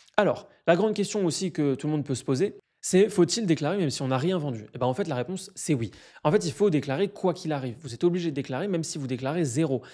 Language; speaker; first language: French; native; French